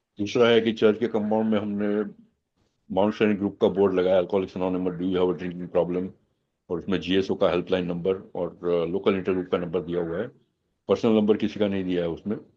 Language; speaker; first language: Hindi; non-native, local second language; Gujarati